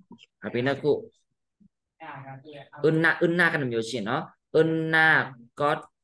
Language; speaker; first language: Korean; non-native, fluent; Burmese